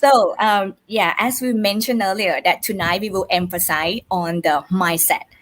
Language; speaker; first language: English; non-native, fluent; Thai